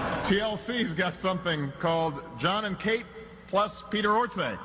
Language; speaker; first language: English; native; English